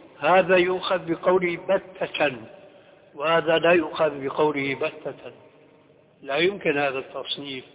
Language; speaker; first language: Arabic; early bilingual, other home language; Albanian